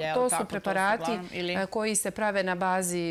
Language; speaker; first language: Serbian; native; Serbian